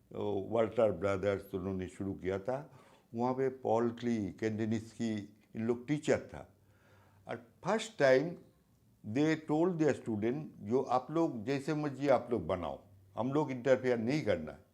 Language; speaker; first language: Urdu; non-native, local second language; Bangla